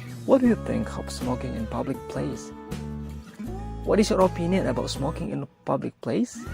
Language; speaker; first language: English; non-native, fluent; Indonesian